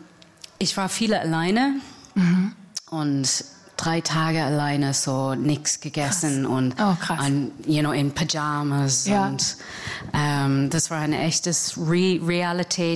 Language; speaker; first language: German; non-native, learner; English